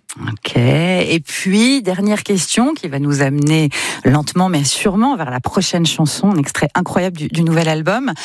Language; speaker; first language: French; native; French